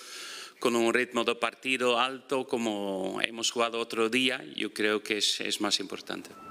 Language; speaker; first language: Spanish; non-native, fluent; Dutch